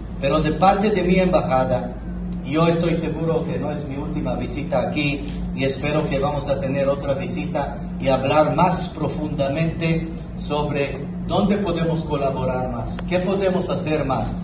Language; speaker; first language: Spanish; non-native, fluent; Hebrew